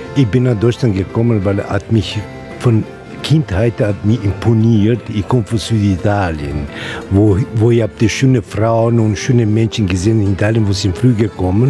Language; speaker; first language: German; non-native, learner; Italian